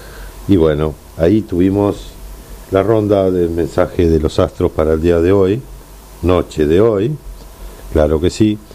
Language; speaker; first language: Spanish; native; Spanish